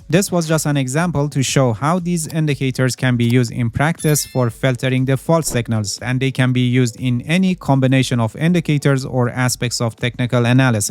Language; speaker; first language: English; non-native, fluent; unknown